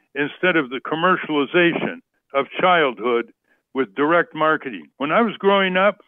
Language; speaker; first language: English; native; English